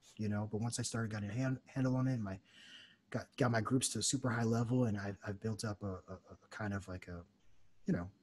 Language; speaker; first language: English; native; English